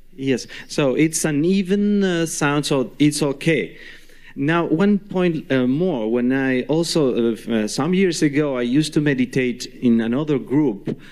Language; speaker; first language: English; non-native, fluent; Spanish